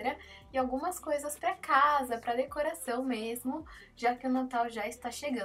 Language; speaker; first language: Portuguese; native; Portuguese